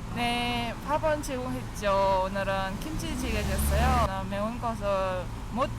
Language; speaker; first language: Korean; non-native, fluent; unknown